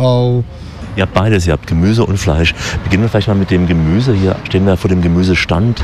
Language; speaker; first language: German; native; German